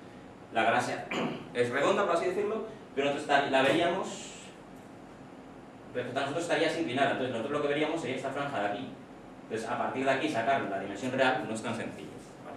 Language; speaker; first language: Spanish; native; Spanish